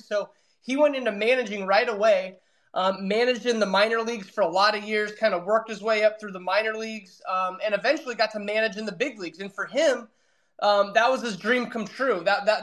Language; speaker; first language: English; native; English